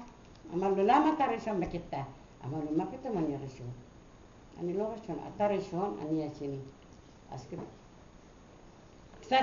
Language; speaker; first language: Hebrew; non-native, learner; Arabic